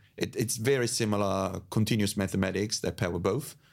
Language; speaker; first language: English; non-native, fluent; Italian